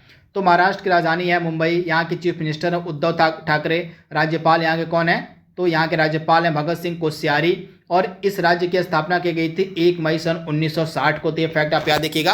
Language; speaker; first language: Hindi; native; Hindi